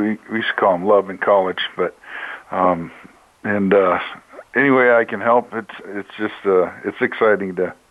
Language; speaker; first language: English; native; English